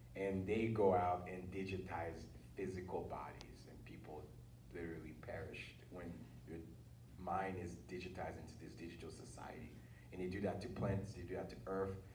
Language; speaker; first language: English; early bilingual, other home language; Haitian Creole